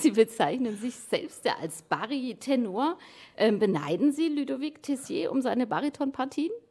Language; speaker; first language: German; native; German